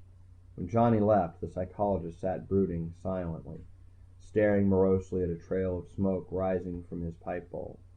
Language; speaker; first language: English; native; English